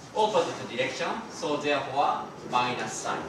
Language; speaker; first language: English; non-native, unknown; Japanese